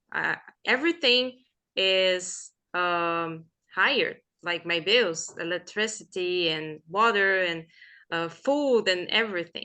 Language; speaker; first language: English; non-native, fluent; Portuguese